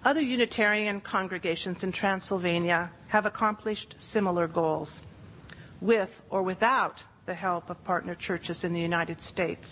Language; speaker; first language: English; native; English